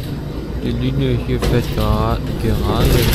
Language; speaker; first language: German; native; German